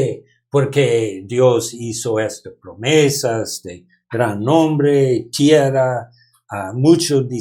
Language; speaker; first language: Spanish; non-native, learner; English